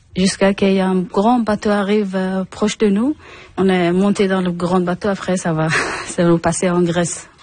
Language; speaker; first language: French; non-native, learner; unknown